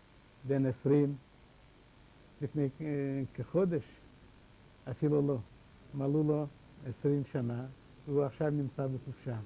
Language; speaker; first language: Hebrew; non-native, fluent; Yiddish